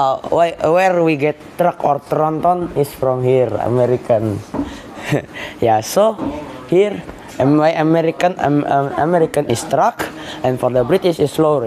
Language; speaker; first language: English; non-native, learner; Indonesian